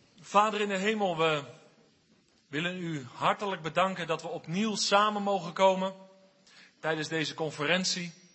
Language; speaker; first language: Dutch; native; Dutch